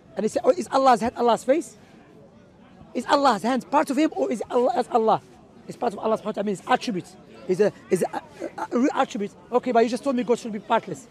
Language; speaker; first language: English; non-native, fluent; Arabic